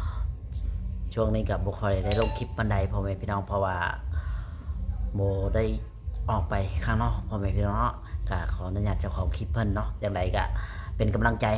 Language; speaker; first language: Thai; non-native, local second language; Northeastern Thai